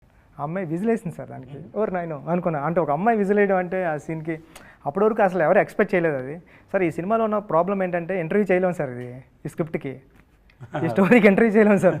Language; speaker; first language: Telugu; native; Telugu